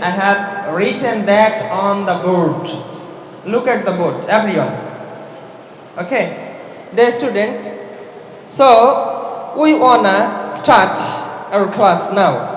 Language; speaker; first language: English; non-native, local second language; Bangla